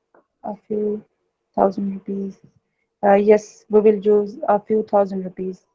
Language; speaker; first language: English; non-native, learner; Urdu